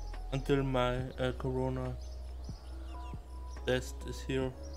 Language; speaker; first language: English; non-native, learner; German